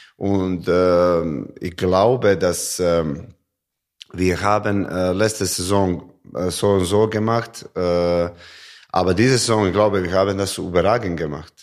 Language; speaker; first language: German; non-native, learner; Serbian